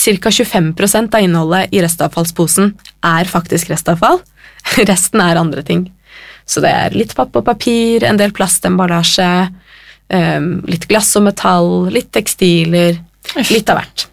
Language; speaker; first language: Norwegian; native; Norwegian